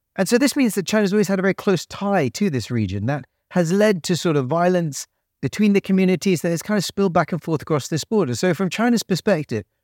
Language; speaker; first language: English; native; English